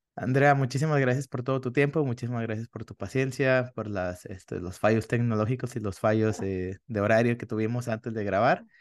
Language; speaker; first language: Spanish; native; Spanish